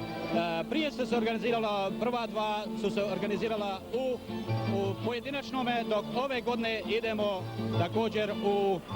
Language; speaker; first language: Croatian; native; Croatian